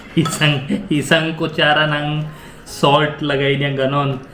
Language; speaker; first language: Filipino; non-native, learner; Punjabi